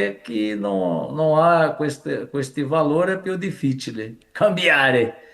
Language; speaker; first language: Italian; non-native, fluent; Portuguese